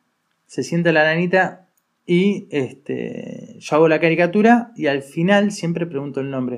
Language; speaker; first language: Spanish; native; Spanish